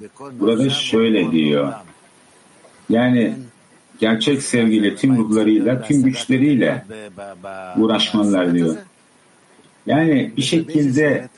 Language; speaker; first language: Turkish; native; Turkish